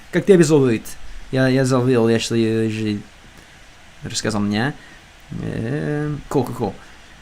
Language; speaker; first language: Russian; non-native, learner; English